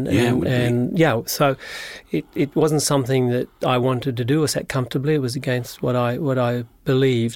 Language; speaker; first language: English; native; English